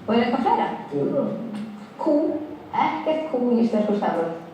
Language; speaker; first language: Icelandic; non-native, learner; Spanish